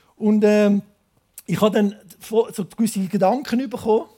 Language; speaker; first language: German; native; German